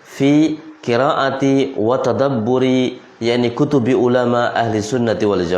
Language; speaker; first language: Arabic; non-native, fluent; Indonesian